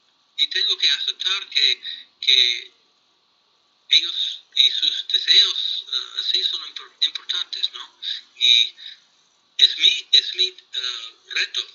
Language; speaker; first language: Spanish; non-native, fluent; English